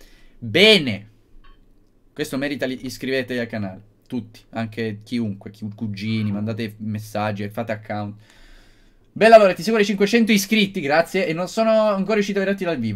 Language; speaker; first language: Italian; native; Italian